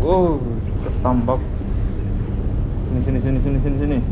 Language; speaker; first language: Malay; non-native, local second language; Javanese